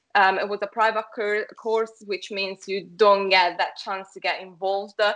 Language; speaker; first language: English; non-native, fluent; Italian